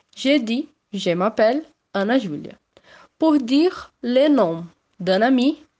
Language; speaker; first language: French; non-native, fluent; Portuguese